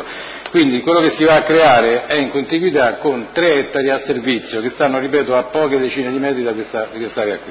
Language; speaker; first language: Italian; native; Italian